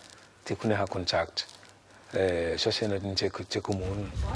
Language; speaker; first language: Danish; non-native, learner; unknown